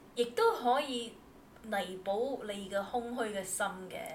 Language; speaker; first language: Cantonese; native; Cantonese